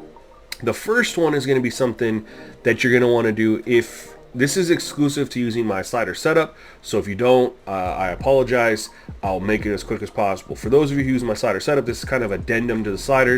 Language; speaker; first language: English; native; English